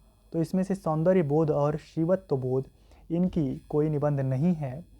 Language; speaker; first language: Hindi; native; Hindi